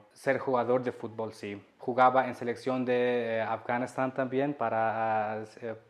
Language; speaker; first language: Spanish; non-native, learner; Persian